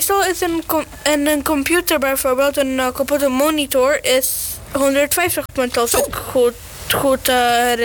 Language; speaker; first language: Dutch; early bilingual, other home language; Polish